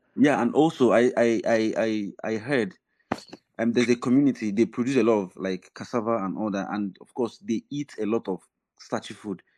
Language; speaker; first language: English; non-native, local second language; Igbo